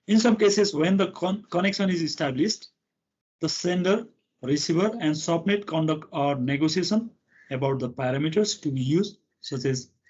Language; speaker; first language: English; non-native, local second language; Nepali